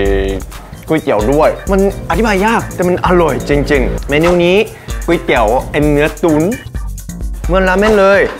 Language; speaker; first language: Thai; non-native, fluent; Japanese